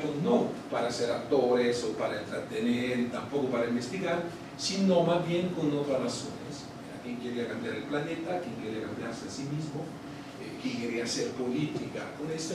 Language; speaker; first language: Spanish; non-native, fluent; Italian